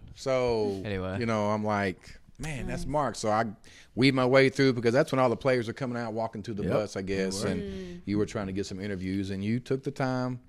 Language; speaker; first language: English; native; English